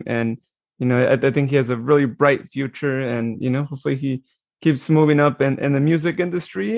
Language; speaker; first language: English; native; English